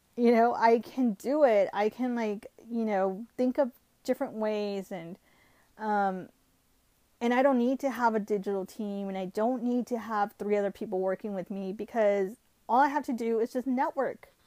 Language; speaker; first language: English; early bilingual, other home language; Spanish